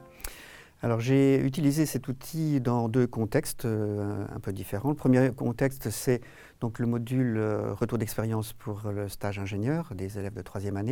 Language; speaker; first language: French; native; French